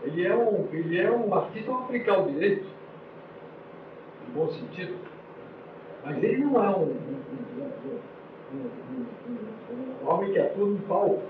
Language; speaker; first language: Portuguese; native; Portuguese